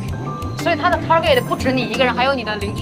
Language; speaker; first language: Chinese; native; Chinese